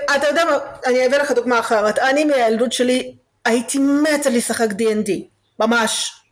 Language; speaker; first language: Hebrew; early bilingual, other home language; Russian